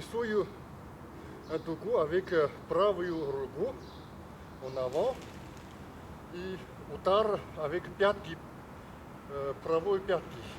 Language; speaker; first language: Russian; non-native, learner; Chinese